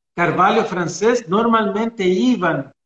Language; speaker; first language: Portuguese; non-native, learner; Spanish